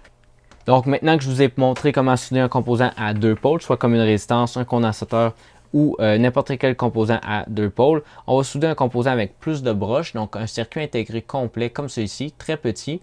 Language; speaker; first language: French; native; French